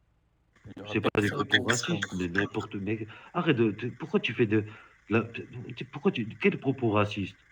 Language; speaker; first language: French; native; French